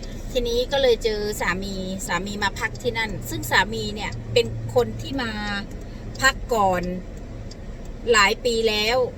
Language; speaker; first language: Thai; non-native, local second language; Northeastern Thai